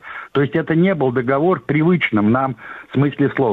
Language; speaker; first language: Russian; native; Russian